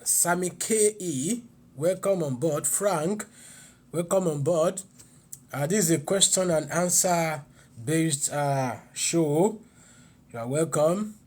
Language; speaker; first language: English; non-native, local second language; Yoruba